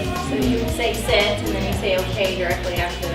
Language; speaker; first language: English; native; English